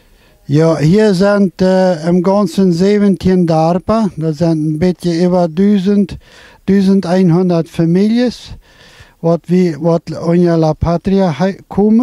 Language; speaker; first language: German; non-native, local second language; Plautdietsch